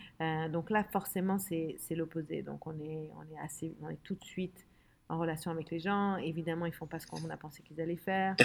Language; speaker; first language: French; early bilingual, other home language; Arabic